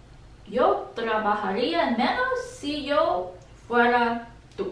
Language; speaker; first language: Spanish; non-native, learner; English